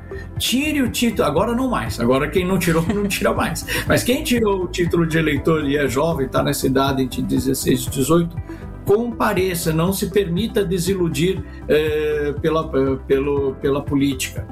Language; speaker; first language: Portuguese; native; Portuguese